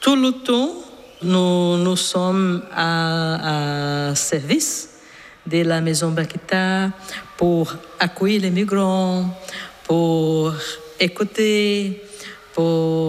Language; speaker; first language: French; non-native, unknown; Portuguese